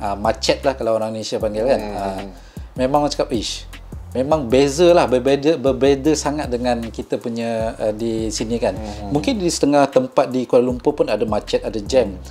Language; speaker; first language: Malay; native; Malay